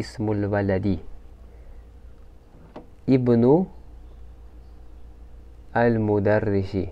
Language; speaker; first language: Arabic; non-native, fluent; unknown